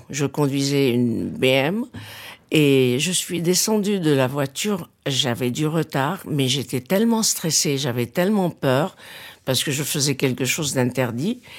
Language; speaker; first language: French; non-native, local second language; Arabic